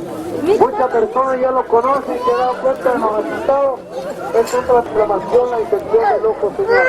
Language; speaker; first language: Spanish; native; Spanish